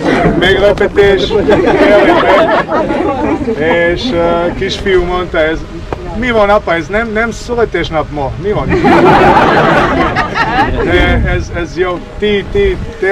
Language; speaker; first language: Hungarian; non-native, learner; Bosnian